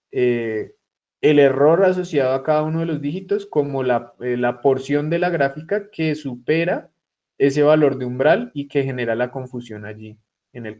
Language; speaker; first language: Spanish; native; Spanish